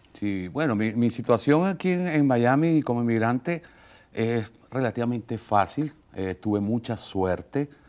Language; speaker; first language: Spanish; native; Spanish